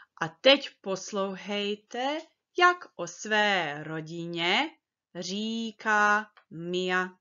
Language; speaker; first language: Czech; early bilingual, heritage; Czech